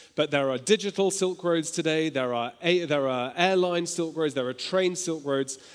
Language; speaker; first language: English; native; English